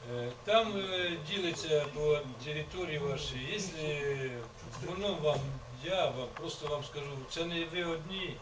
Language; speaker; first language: Ukrainian; native; Ukrainian